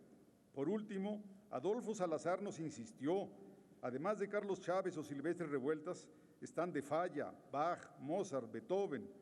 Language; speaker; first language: Spanish; native; Spanish